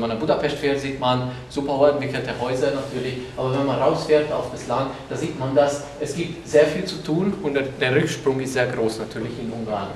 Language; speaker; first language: German; non-native, fluent; Hungarian